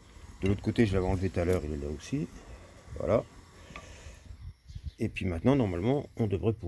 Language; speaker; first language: French; native; French